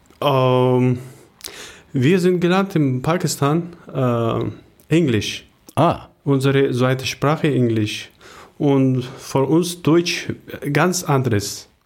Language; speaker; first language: German; non-native, learner; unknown